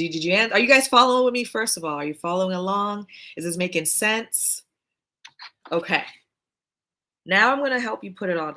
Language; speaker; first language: English; native; English